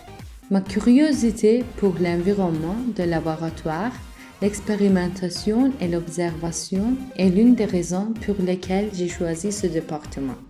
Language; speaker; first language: French; non-native, learner; Turkish